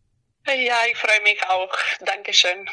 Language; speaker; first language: German; non-native, learner; Romanian